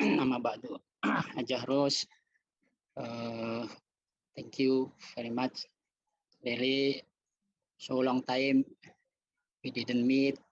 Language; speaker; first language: English; non-native, learner; Indonesian